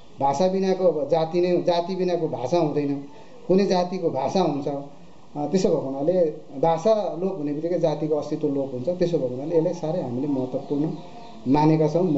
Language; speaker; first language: Nepali; non-native, local second language; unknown